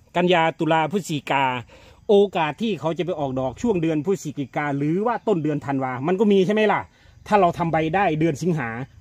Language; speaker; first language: Thai; native; Thai